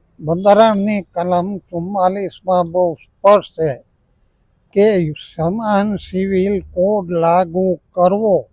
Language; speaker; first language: Gujarati; native; Gujarati